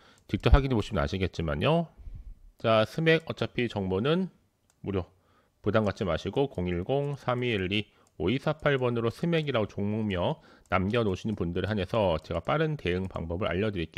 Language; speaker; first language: Korean; native; Korean